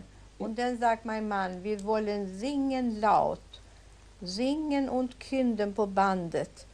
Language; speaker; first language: German; non-native, learner; Swedish